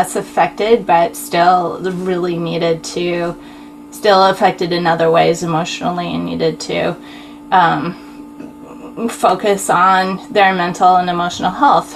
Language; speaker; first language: English; native; English